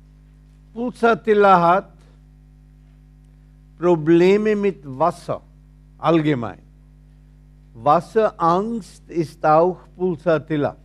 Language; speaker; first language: German; non-native, fluent; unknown